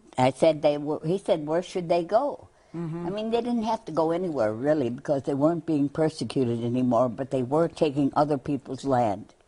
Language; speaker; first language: English; native; English